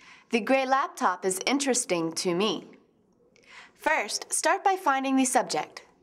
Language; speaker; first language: English; native; English